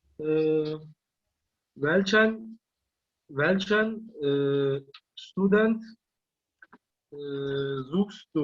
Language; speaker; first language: German; non-native, learner; Turkish